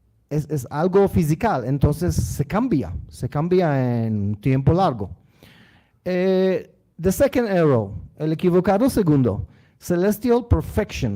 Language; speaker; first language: Spanish; non-native, learner; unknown